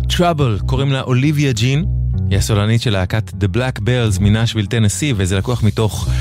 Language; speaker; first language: Hebrew; native; Hebrew